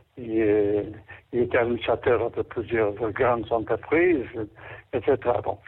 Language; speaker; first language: French; non-native, fluent; Portuguese